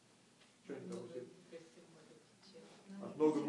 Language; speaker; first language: Russian; native; Russian